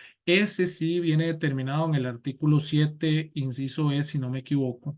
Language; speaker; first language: Spanish; native; Spanish